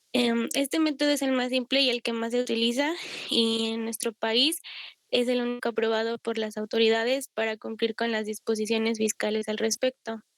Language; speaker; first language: Spanish; native; Spanish